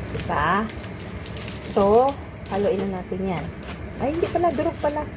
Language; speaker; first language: Filipino; non-native, local second language; Cebuano